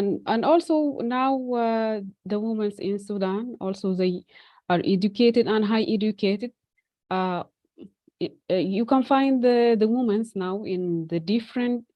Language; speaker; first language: English; non-native, fluent; Arabic